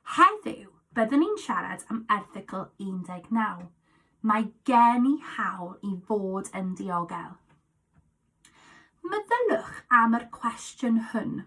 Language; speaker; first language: Welsh; non-native, local second language; English